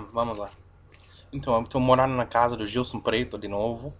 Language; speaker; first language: Portuguese; non-native, fluent; English